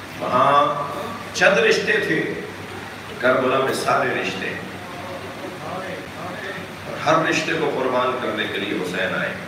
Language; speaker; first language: Urdu; non-native, local second language; Sindhi